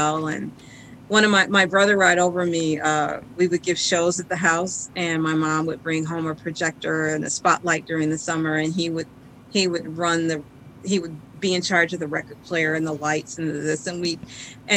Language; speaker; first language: English; native; English